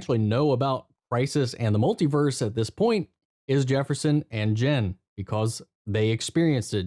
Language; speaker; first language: English; native; English